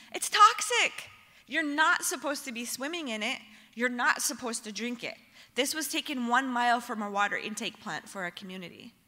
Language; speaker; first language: English; native; English